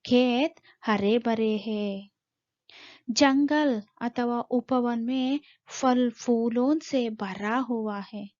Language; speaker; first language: Hindi; non-native, local second language; Kannada